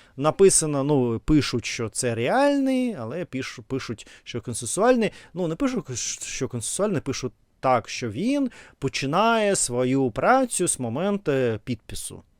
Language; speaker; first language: Ukrainian; non-native, learner; Russian